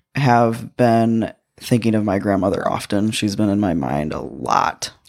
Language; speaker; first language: English; native; English